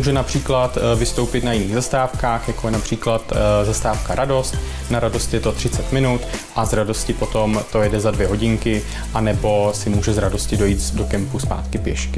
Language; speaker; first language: Czech; native; Czech